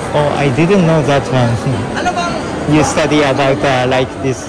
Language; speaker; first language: English; non-native, learner; Japanese